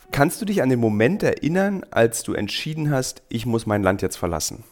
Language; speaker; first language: German; native; German